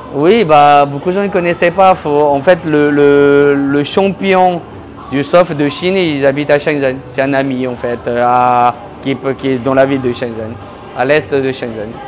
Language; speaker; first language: French; early bilingual, other home language; Chinese